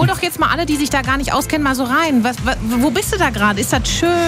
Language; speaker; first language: German; native; German